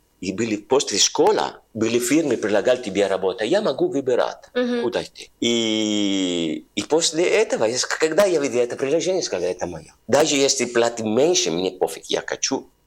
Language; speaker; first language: Russian; non-native, learner; Italian